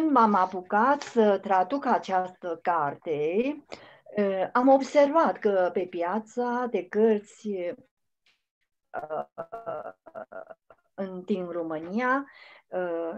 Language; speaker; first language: Romanian; non-native, fluent; Chinese